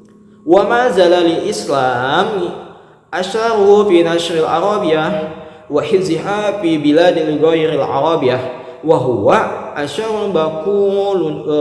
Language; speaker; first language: Arabic; non-native, learner; Indonesian